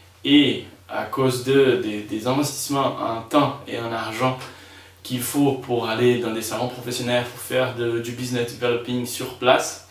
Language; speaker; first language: French; non-native, fluent; Spanish